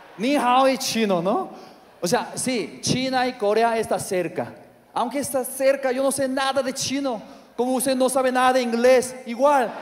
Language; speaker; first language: Spanish; non-native, learner; Korean